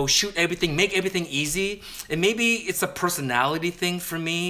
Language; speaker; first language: English; native; English